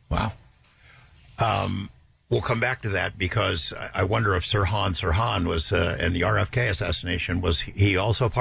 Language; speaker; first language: English; native; English